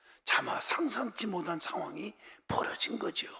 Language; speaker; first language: Korean; native; Korean